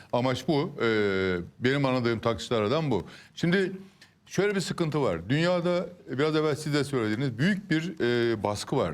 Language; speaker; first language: Turkish; native; Turkish